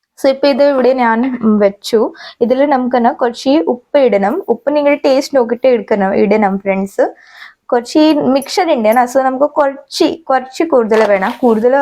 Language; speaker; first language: Malayalam; non-native, learner; Kannada